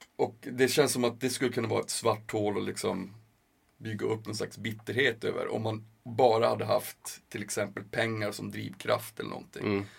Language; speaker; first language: Swedish; native; Swedish